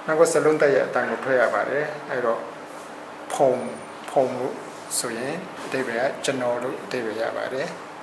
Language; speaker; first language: Burmese; native; Burmese